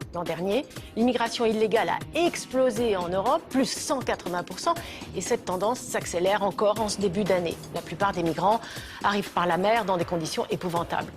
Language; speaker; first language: French; native; French